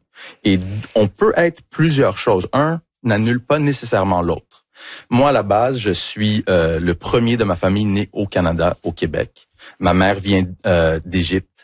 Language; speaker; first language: French; early bilingual, other home language; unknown